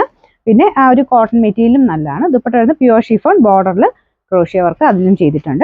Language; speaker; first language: Malayalam; native; Malayalam